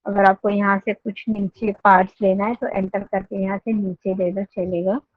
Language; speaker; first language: Hindi; non-native, local second language; Marathi